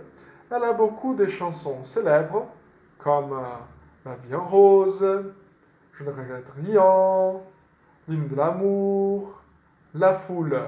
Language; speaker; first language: French; non-native, fluent; Portuguese